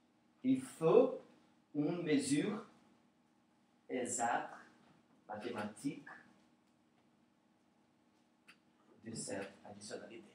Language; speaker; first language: French; non-native, learner; Portuguese